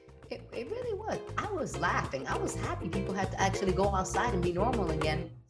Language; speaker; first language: English; early bilingual, other home language; Spanish